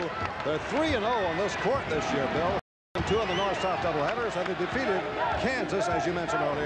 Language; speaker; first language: English; native; English